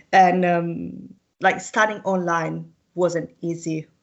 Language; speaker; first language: English; non-native, fluent; Italian